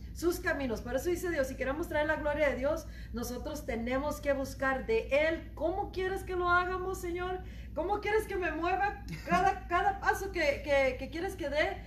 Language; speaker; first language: Spanish; early bilingual, heritage; Spanish